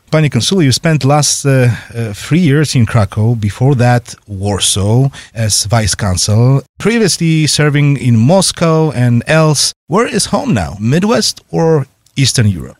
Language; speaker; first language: English; non-native, fluent; Polish